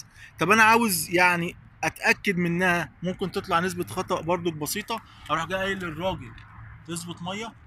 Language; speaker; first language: Arabic; native; Arabic